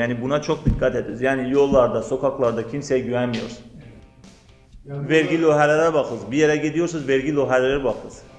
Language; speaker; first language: Turkish; non-native, learner; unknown